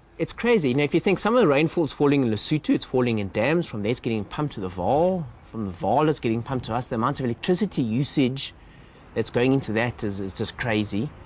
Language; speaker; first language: English; native; English